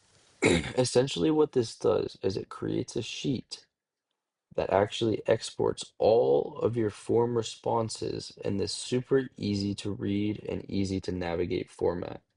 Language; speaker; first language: English; native; English